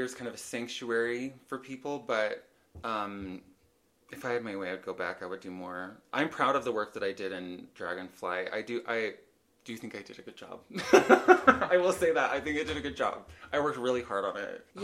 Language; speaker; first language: English; native; English